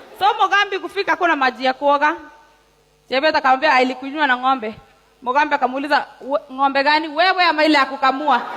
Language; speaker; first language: Swahili; non-native, local second language; Kalenjin